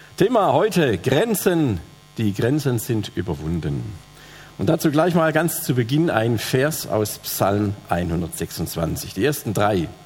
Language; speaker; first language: German; native; German